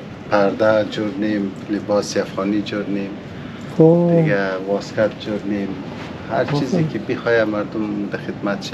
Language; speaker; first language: Persian; native; Persian